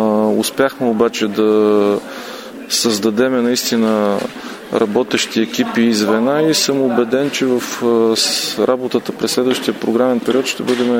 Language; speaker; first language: Bulgarian; native; Bulgarian